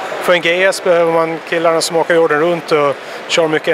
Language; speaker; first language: Swedish; native; Swedish